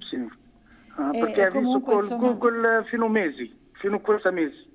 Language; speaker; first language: Italian; non-native, learner; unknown